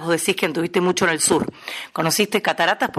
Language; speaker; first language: Spanish; native; Spanish